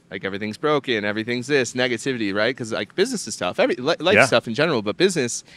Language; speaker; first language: English; native; English